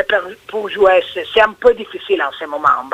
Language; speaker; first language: French; non-native, learner; Italian